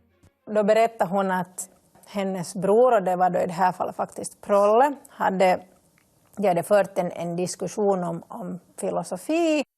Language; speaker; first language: Swedish; native; Swedish